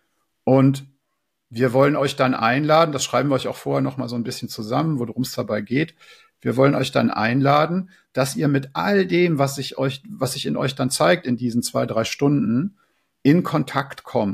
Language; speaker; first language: German; native; German